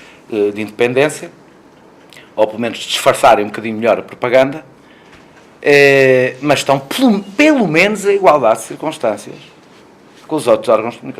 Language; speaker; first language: Portuguese; native; Portuguese